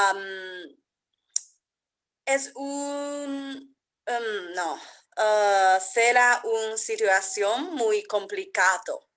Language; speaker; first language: Spanish; non-native, learner; English